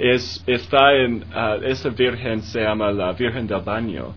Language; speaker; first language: Spanish; non-native, learner; English